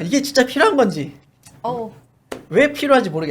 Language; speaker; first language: Korean; native; Korean